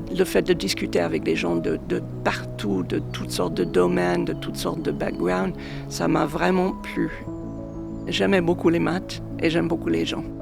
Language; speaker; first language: French; non-native, fluent; English